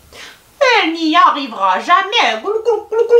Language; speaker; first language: French; native; French